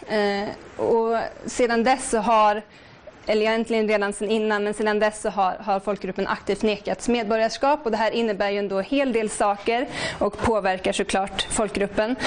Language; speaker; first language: Swedish; native; Swedish